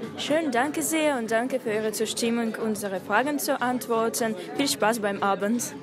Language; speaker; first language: German; non-native, learner; Russian